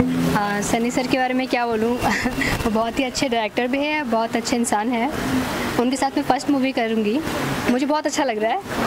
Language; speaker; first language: Hindi; native; Hindi